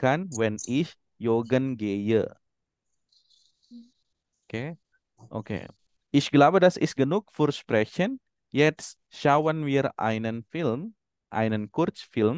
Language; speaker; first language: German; non-native, fluent; Indonesian